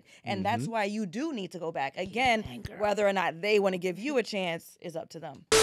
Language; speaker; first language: English; native; English